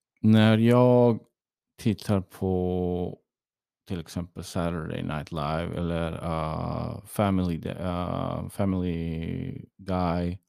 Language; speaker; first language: Swedish; early bilingual, heritage; English